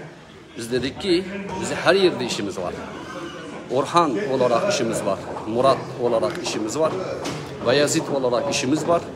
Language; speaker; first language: Turkish; non-native, learner; Uzbek